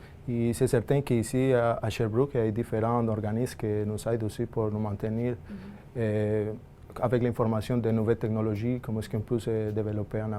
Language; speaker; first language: French; non-native, fluent; Spanish